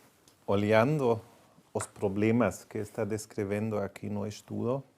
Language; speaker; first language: Portuguese; non-native, fluent; German